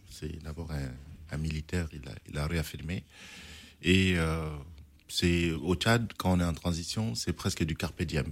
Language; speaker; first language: French; non-native, local second language; Arabic